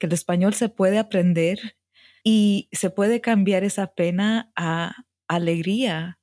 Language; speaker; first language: Spanish; early bilingual, heritage; Spanish